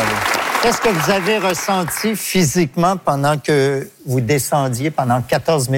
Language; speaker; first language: French; native; French